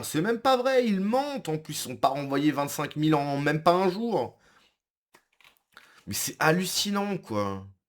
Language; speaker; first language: French; native; French